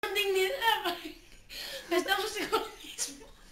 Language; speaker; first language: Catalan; non-native, local second language; Spanish